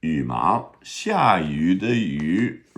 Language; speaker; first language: Chinese; non-native, fluent; English